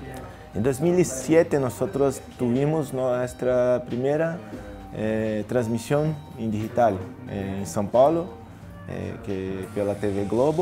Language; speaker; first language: Spanish; non-native, learner; Portuguese